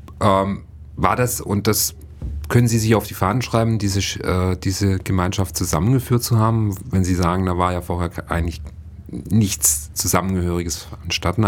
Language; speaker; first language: German; native; German